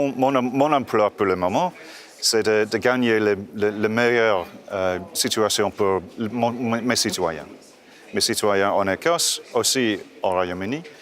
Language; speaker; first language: French; non-native, fluent; English